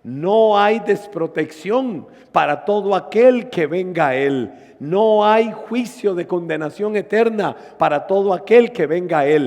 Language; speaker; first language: Spanish; native; Spanish